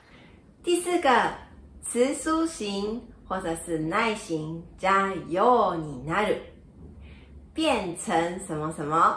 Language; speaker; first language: Chinese; non-native, fluent; Japanese